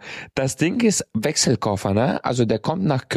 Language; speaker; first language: German; native; German